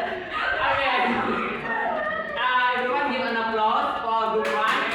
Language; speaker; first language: English; non-native, learner; Indonesian